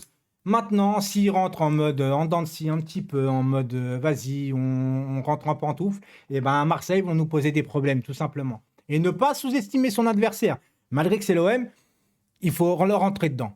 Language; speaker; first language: French; native; French